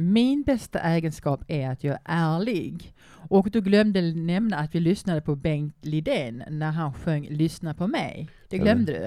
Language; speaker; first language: Swedish; native; Swedish